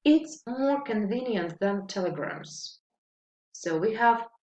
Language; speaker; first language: English; non-native, fluent; Ukrainian